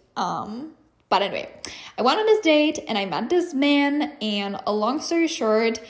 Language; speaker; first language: English; non-native, fluent; Czech